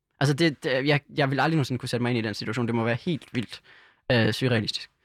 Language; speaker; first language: Danish; native; Danish